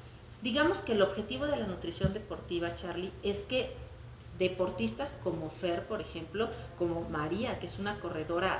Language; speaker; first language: Spanish; native; Spanish